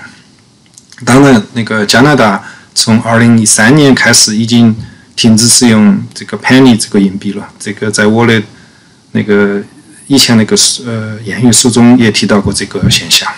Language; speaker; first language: Chinese; native; Chinese